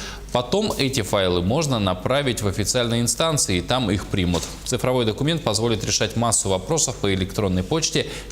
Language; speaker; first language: Russian; native; Russian